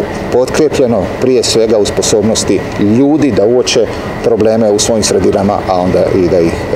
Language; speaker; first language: Serbian; native; Serbian